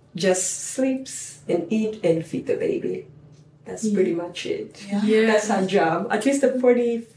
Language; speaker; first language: English; non-native, local second language; Swahili